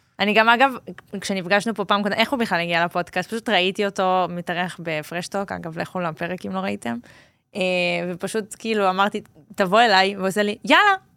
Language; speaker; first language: Hebrew; early bilingual, other home language; Russian